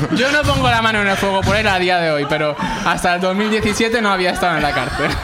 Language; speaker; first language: Spanish; early bilingual, other home language; Arabic